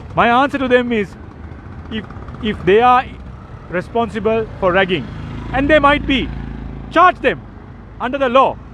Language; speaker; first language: English; non-native, local second language; Sinhala